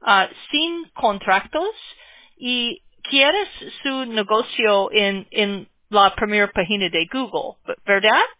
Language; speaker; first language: Spanish; non-native, learner; English